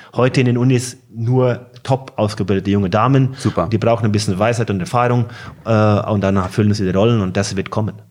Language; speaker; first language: German; non-native, fluent; Norwegian